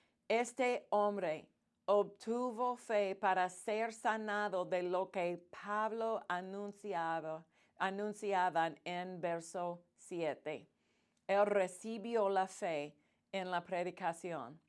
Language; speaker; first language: Spanish; non-native, fluent; English